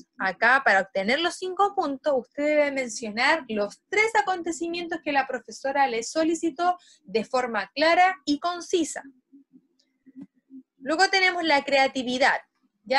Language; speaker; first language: Spanish; native; Spanish